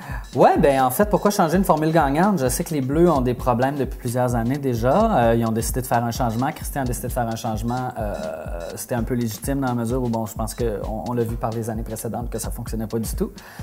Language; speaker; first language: French; native; French